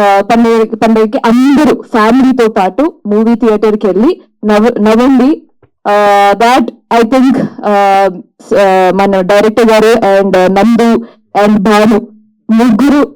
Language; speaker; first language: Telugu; non-native, local second language; Malayalam